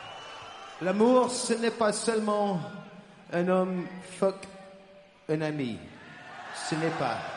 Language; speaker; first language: French; non-native, learner; English